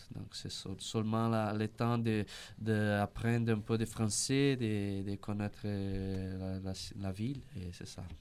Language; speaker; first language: French; non-native, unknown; Portuguese